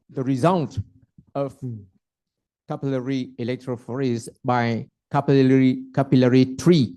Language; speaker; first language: English; non-native, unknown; Vietnamese